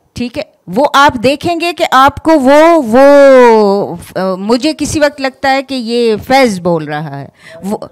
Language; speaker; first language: Urdu; non-native, local second language; Sindhi